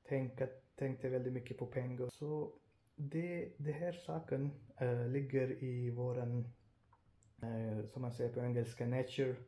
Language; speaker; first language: Norwegian; non-native, fluent; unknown